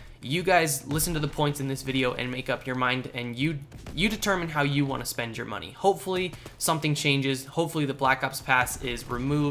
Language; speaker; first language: English; native; English